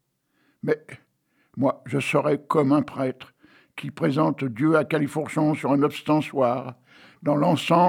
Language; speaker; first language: French; native; French